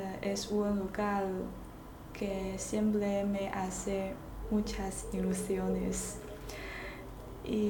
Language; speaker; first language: Spanish; non-native, learner; Chinese